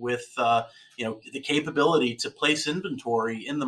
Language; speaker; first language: English; native; English